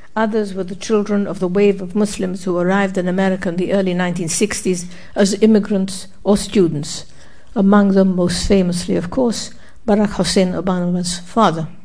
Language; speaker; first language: English; non-native, fluent; Arabic